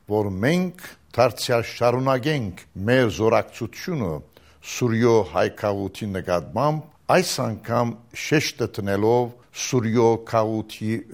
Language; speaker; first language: Armenian; native; Armenian